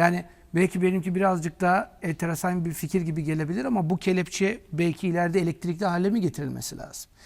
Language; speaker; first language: Turkish; native; Turkish